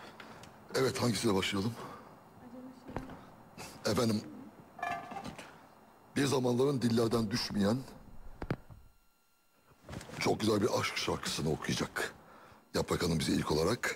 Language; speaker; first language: Turkish; native; Turkish